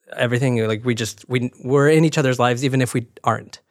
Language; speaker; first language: English; early bilingual, other home language; Spanish